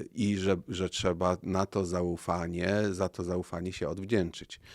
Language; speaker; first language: Polish; native; Polish